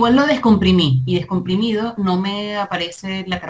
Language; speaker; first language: Spanish; native; Spanish